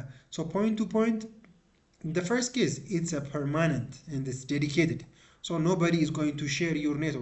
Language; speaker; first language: English; non-native, local second language; Amharic